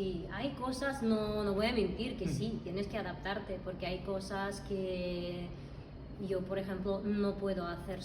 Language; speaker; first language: Spanish; non-native, fluent; Russian